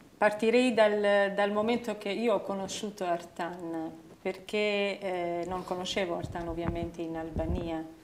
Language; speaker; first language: Italian; non-native, fluent; Albanian